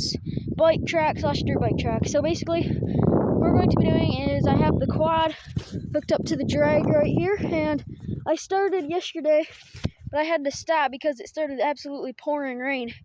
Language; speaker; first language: English; native; English